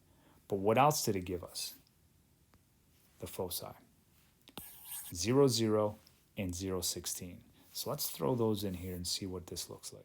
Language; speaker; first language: English; native; English